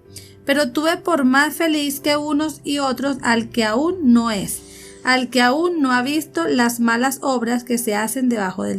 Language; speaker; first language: Spanish; native; Spanish